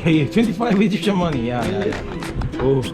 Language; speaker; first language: English; non-native, learner; Korean